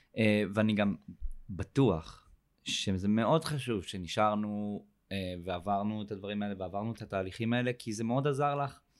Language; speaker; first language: Hebrew; native; Hebrew